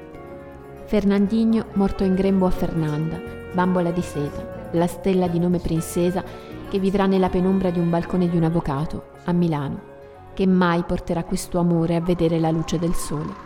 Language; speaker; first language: Italian; native; Italian